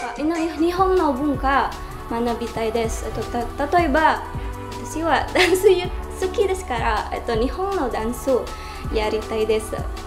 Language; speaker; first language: Japanese; non-native, learner; Indonesian